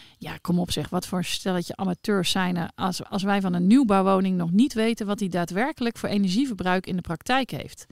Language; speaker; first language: Dutch; native; Dutch